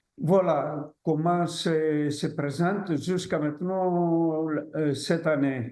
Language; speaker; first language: French; non-native, fluent; Greek